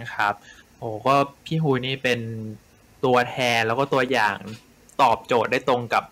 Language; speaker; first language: Thai; native; Thai